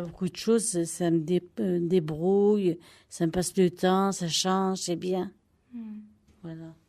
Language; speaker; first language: French; native; French